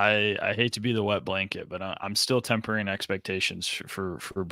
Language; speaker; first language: English; native; English